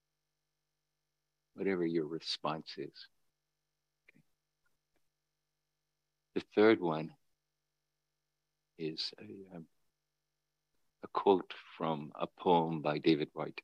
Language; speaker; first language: English; native; English